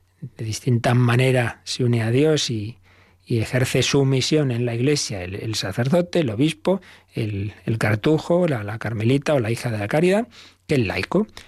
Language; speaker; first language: Spanish; native; Spanish